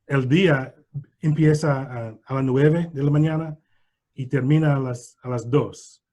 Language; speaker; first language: Spanish; non-native, learner; English